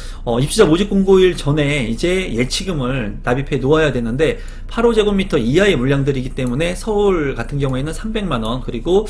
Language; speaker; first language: Korean; native; Korean